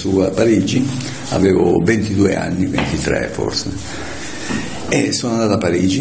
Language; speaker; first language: Italian; native; Italian